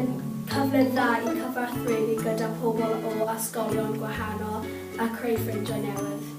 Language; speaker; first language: Welsh; non-native, local second language; English